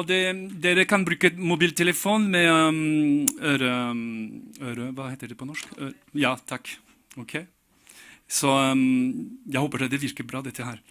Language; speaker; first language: Norwegian; non-native, fluent; French